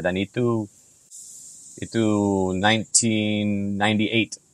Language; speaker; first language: Indonesian; non-native, fluent; English